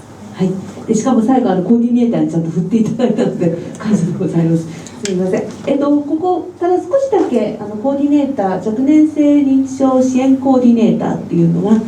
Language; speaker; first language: Japanese; native; Japanese